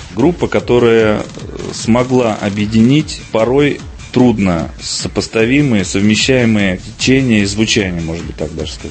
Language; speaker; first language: Russian; native; Russian